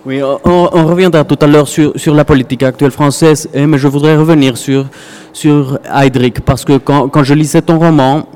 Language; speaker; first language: French; non-native, fluent; Spanish